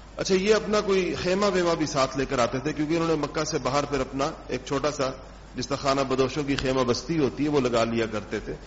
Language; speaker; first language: Urdu; non-native, local second language; Pashto